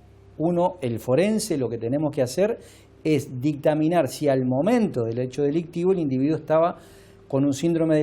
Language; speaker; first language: Spanish; native; Spanish